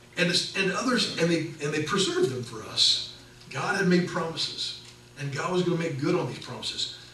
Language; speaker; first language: English; native; English